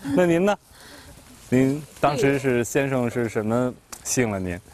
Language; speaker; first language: Chinese; native; Chinese